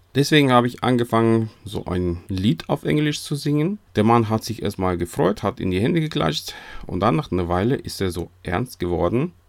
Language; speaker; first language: German; non-native, fluent; Russian